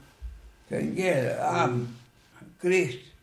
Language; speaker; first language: German; non-native, learner; Greek